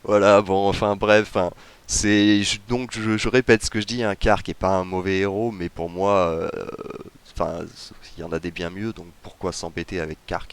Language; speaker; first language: French; native; French